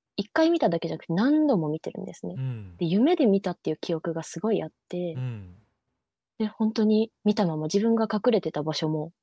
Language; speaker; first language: Japanese; native; Japanese